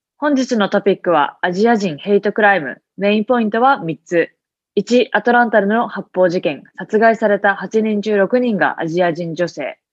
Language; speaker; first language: Japanese; native; Japanese